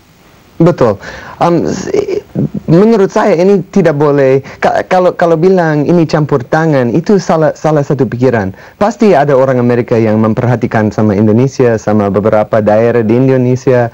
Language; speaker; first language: Indonesian; non-native, fluent; English